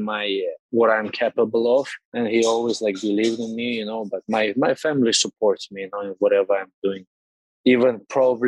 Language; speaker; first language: English; non-native, fluent; Russian